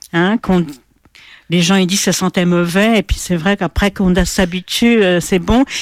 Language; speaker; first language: French; non-native, fluent; Portuguese